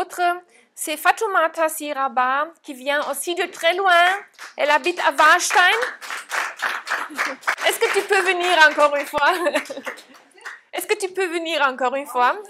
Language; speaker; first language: French; non-native, fluent; German